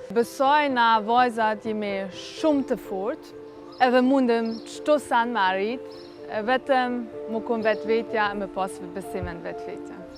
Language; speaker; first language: Albanian; early bilingual, heritage; Albanian